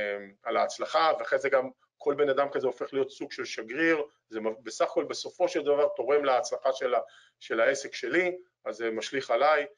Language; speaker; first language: Hebrew; native; Hebrew